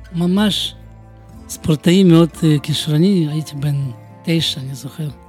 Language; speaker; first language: Hebrew; non-native, fluent; Romanian